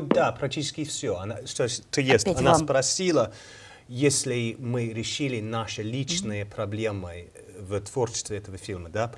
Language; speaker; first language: Russian; non-native, learner; English